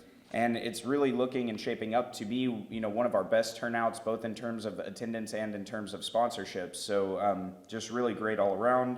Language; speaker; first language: English; native; English